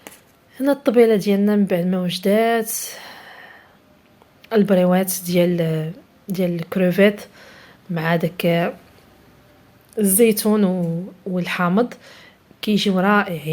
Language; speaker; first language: Arabic; native; Arabic